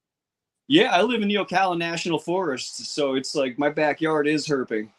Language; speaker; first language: English; native; English